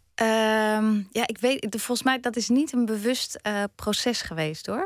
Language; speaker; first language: Dutch; early bilingual, other home language; German